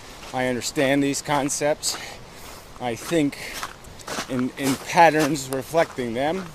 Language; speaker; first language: English; native; English